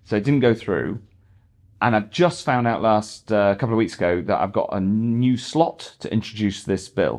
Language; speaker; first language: English; native; English